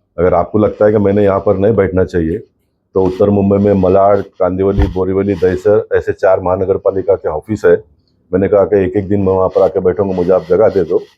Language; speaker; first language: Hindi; non-native, local second language; Kannada